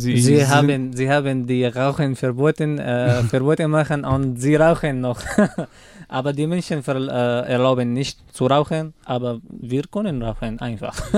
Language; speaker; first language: German; non-native, learner; Arabic